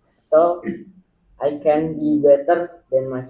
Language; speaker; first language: English; non-native, learner; Indonesian